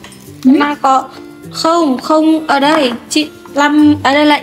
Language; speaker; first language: Vietnamese; non-native, learner; Indonesian